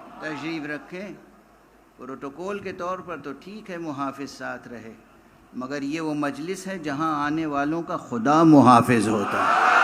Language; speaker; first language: Urdu; native; Urdu